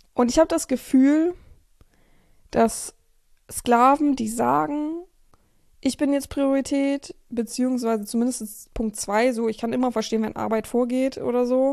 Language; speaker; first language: German; native; German